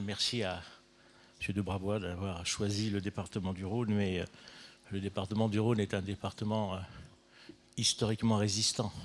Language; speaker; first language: French; native; French